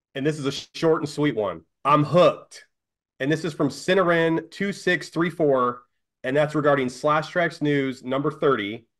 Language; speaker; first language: English; native; English